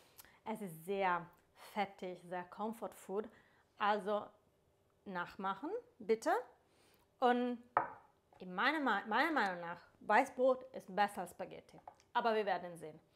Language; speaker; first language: German; non-native, fluent; Italian